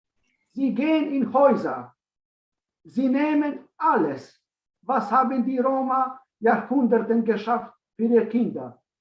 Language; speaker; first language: German; non-native, learner; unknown